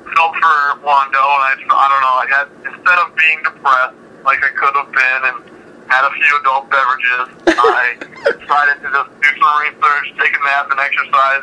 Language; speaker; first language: English; native; English